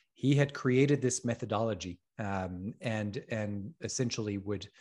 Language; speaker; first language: English; non-native, fluent; French